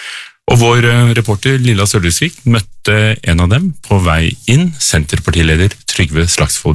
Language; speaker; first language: Norwegian; native; Norwegian